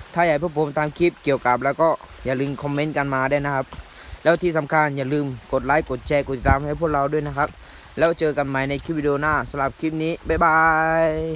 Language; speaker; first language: Thai; non-native, local second language; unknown